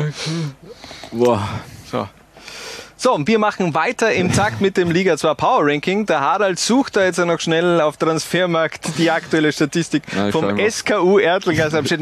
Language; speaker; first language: German; native; German